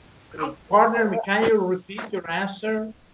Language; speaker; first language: English; non-native, learner; Persian